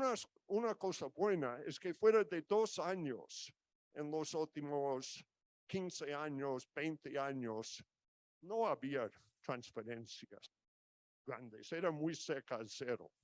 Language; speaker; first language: Spanish; non-native, fluent; English